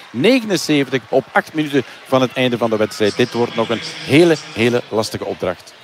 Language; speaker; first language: Dutch; native; Dutch